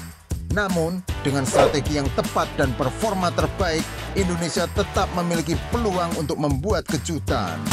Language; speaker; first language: Indonesian; native; Indonesian